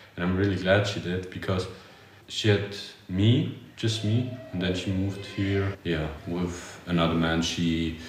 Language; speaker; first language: English; early bilingual, other home language; Polish